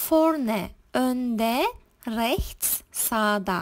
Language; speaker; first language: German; non-native, fluent; Turkish